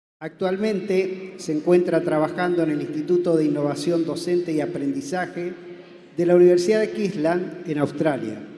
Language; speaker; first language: Spanish; native; Spanish